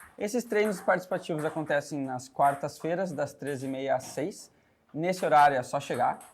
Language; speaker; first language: Portuguese; native; Portuguese